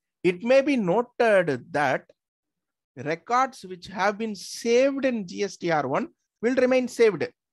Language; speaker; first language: English; non-native, local second language; Tamil